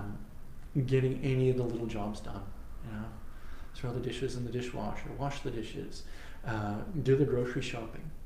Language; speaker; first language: English; native; English